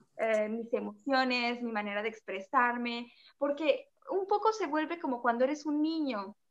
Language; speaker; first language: Spanish; native; Spanish